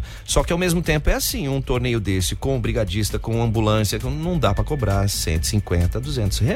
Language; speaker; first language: Portuguese; native; Portuguese